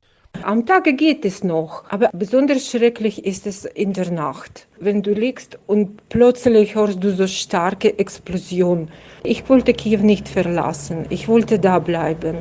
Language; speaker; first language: German; non-native, fluent; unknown